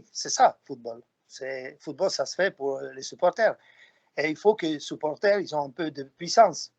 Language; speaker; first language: French; non-native, fluent; Slovak